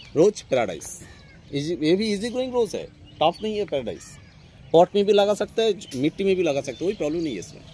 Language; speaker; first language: Hindi; non-native, local second language; Bangla